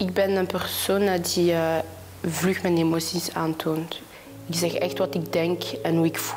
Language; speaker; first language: Dutch; early bilingual, other home language; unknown